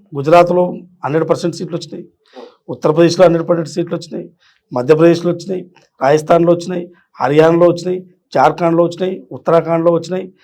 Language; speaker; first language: Telugu; native; Telugu